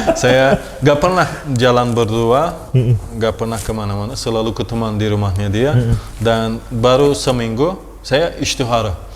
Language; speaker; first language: Indonesian; non-native, fluent; Turkish